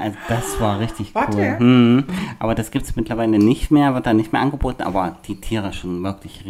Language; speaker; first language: German; native; German